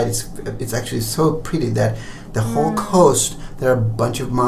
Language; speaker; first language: English; non-native, fluent; Turkish